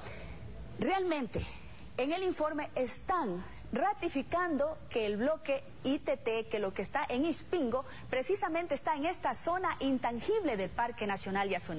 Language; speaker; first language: Spanish; native; Spanish